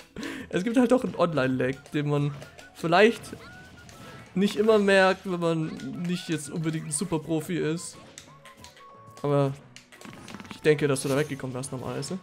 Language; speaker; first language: German; native; German